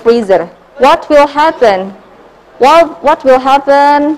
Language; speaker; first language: English; non-native, learner; Indonesian